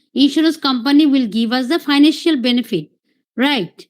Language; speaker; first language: English; non-native, local second language; Bangla